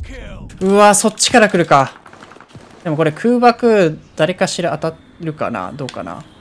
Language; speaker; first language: Japanese; native; Japanese